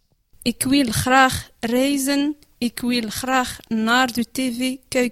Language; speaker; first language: Dutch; non-native, learner; Arabic